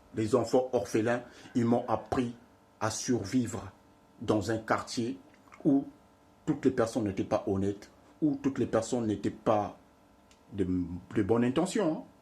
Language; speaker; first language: French; non-native, local second language; Lingala